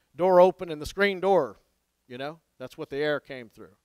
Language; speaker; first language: English; native; English